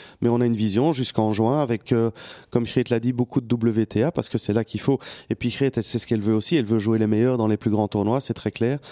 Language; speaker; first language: French; native; French